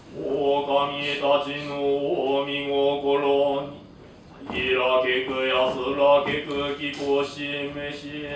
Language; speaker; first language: Japanese; native; Japanese